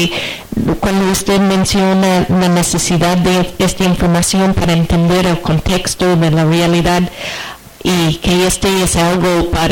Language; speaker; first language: Spanish; non-native, fluent; English